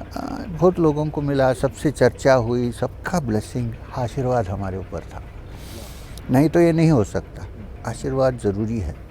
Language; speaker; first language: Hindi; non-native, local second language; Urdu